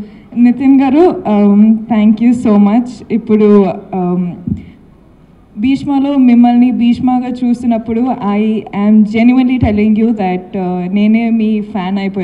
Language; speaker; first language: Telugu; non-native, fluent; Kannada